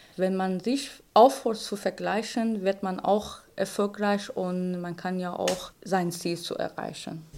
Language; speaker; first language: German; non-native, fluent; Persian